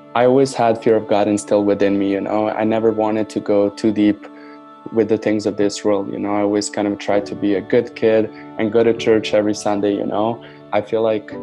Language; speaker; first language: English; non-native, fluent; Serbian